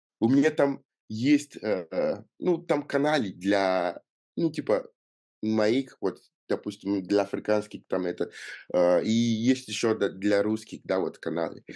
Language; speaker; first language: Russian; non-native, fluent; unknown